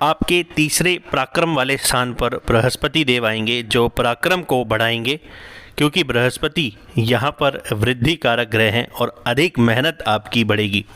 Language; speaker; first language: Hindi; native; Hindi